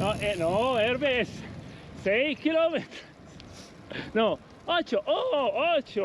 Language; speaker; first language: Spanish; non-native, learner; Italian